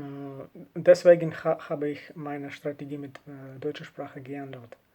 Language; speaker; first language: German; non-native, learner; Russian